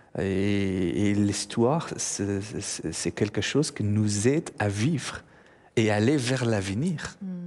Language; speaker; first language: French; non-native, fluent; Persian